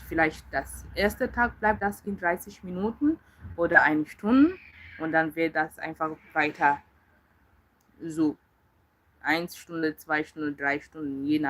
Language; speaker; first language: German; non-native, learner; Yoruba